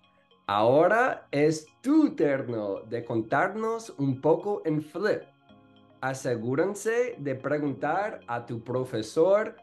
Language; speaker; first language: Spanish; non-native, fluent; English